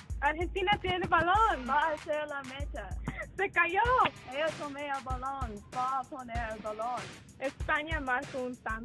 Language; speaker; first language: Spanish; non-native, learner; English